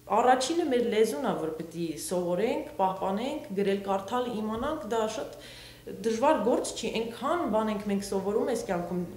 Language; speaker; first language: Armenian; early bilingual, heritage; Armenian